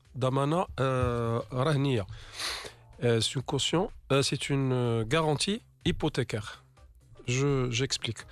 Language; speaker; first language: French; non-native, local second language; Arabic